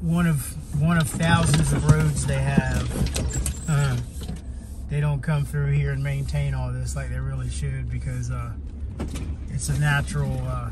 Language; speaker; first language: English; native; English